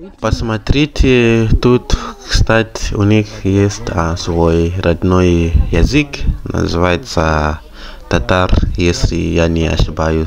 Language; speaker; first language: Russian; non-native, fluent; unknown